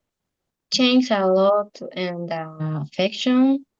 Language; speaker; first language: English; non-native, learner; Spanish